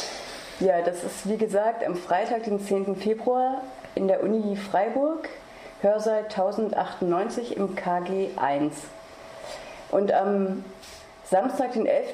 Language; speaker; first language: German; native; German